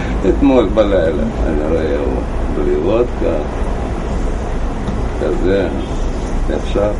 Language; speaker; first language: Hebrew; non-native, learner; Russian